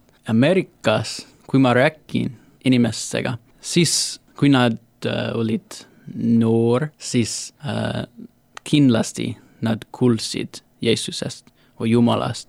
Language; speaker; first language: Estonian; non-native, learner; English